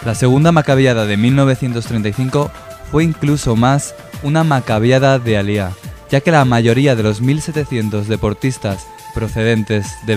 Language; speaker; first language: Spanish; native; Spanish